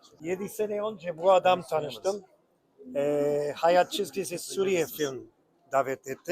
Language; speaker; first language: Turkish; non-native, learner; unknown